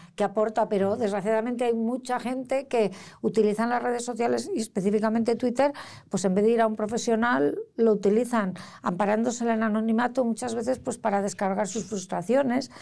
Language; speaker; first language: Spanish; native; Spanish